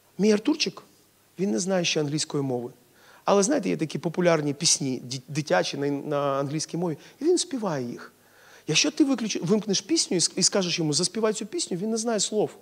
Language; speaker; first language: Ukrainian; non-native, local second language; Russian